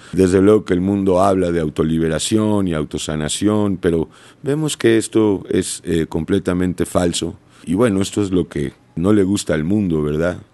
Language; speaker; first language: Spanish; native; Spanish